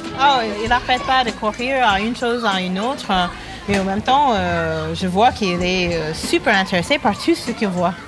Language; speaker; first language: French; non-native, fluent; English